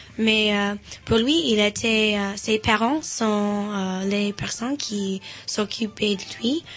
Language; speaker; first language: French; non-native, fluent; English